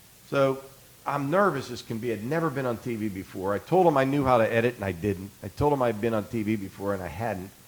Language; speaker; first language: English; native; English